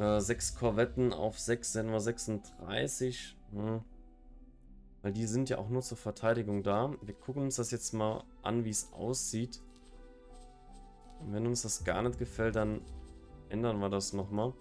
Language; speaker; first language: German; native; German